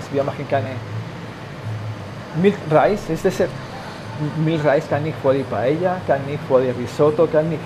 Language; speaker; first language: German; non-native, learner; Spanish